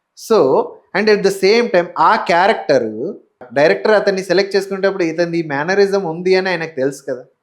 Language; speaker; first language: Telugu; native; Telugu